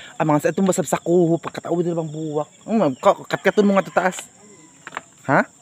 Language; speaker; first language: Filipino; non-native, local second language; Cebuano